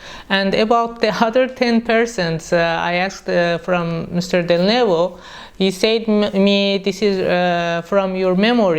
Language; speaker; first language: English; non-native, learner; Persian